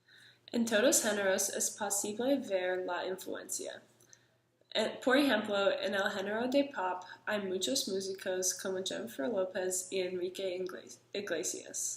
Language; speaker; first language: Spanish; non-native, learner; English